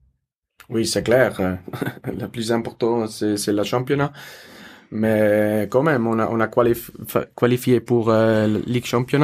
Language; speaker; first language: French; non-native, local second language; German